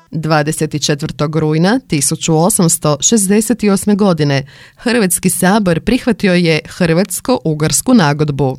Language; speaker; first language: Croatian; native; Croatian